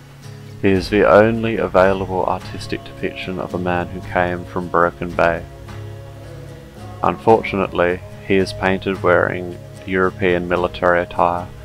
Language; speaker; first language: English; native; English